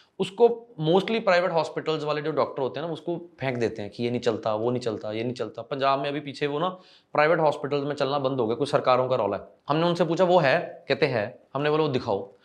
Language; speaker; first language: Hindi; non-native, local second language; Punjabi